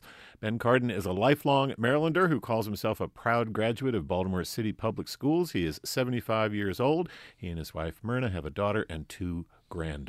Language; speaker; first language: English; native; English